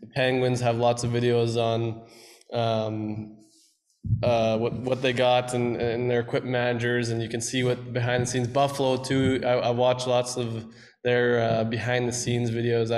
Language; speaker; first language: English; native; English